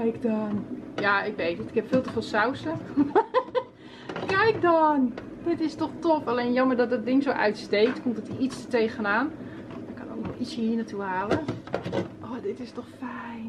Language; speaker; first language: Dutch; native; Dutch